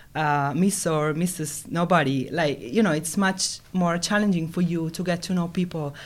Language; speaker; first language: English; non-native, fluent; Italian